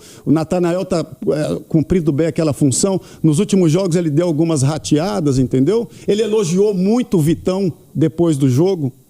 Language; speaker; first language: Portuguese; native; Portuguese